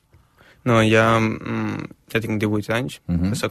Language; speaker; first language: Catalan; non-native, fluent; Ukrainian